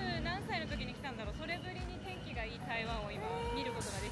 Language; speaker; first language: Japanese; native; Japanese